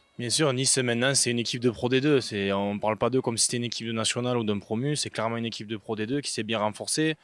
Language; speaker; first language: French; native; French